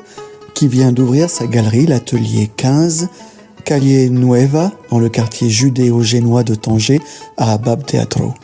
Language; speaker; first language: French; native; French